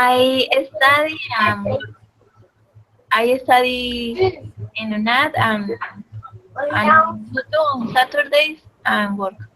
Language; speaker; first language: English; non-native, learner; Spanish